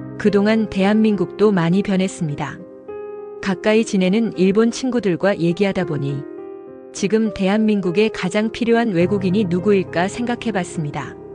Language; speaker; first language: Korean; non-native, fluent; Japanese